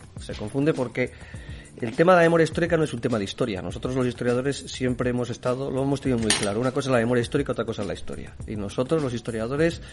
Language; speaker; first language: Spanish; native; Spanish